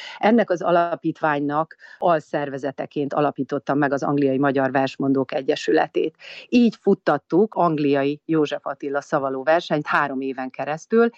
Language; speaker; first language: Hungarian; native; Hungarian